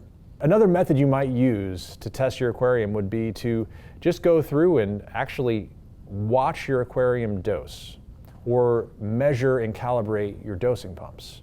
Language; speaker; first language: English; native; English